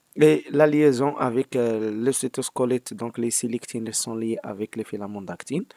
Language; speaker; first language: French; non-native, local second language; Arabic